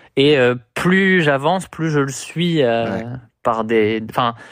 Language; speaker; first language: French; native; French